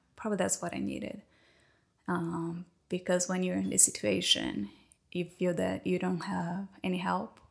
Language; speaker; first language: English; non-native, fluent; Portuguese